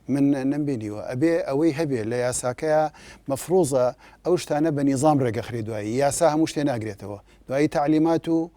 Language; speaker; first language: Central Kurdish; native; Central Kurdish